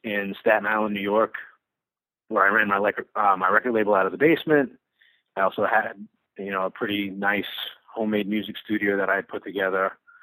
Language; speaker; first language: English; native; English